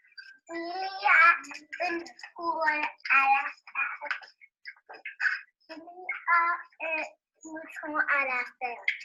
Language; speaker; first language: French; non-native, learner; English